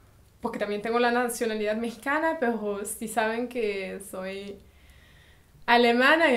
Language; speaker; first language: Spanish; early bilingual, heritage; German